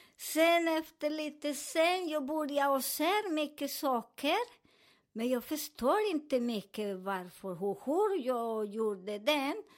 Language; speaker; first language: Swedish; non-native, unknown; Spanish